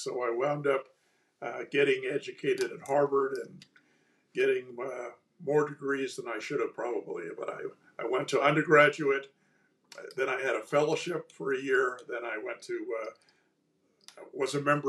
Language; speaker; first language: English; native; English